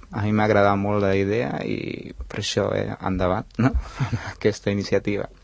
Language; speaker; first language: Catalan; non-native, fluent; Spanish